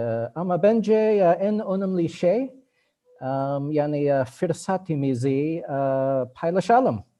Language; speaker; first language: Turkish; non-native, learner; English